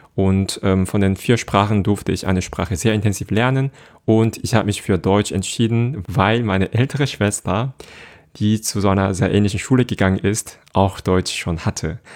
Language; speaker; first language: German; non-native, fluent; Korean